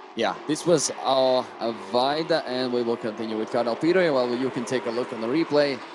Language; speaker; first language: English; non-native, fluent; Latvian